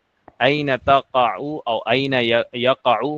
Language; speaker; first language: Arabic; non-native, fluent; Urdu